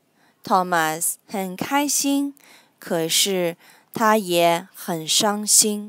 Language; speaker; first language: Chinese; non-native, learner; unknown